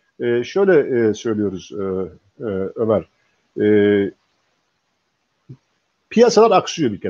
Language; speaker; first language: Turkish; native; Turkish